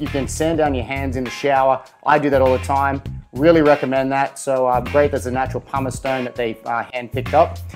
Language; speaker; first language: English; native; English